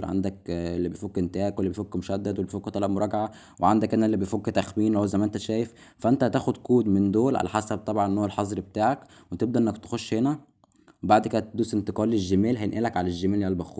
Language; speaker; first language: Arabic; native; Arabic